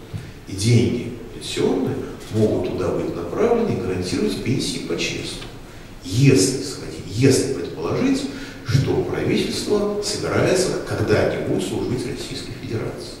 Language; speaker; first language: Russian; native; Russian